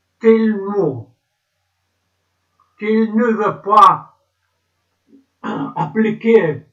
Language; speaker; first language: French; non-native, learner; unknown